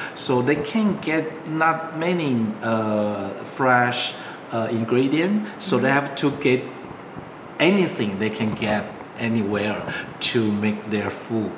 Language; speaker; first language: English; non-native, learner; Chinese